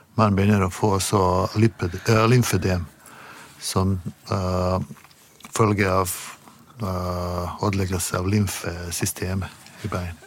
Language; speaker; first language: Norwegian; non-native, fluent; Bosnian